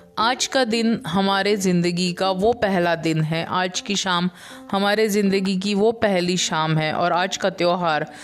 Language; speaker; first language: Hindi; non-native, local second language; Marathi